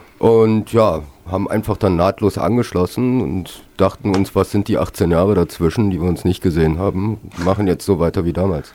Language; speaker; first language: German; native; German